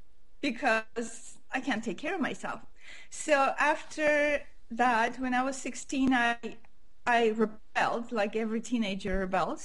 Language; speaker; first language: English; non-native, fluent; Armenian